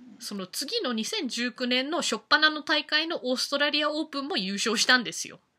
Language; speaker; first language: Japanese; native; Japanese